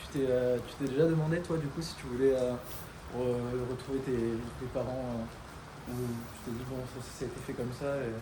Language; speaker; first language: French; native; French